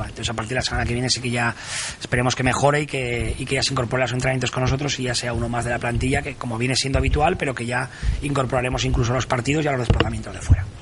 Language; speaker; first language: Spanish; native; Spanish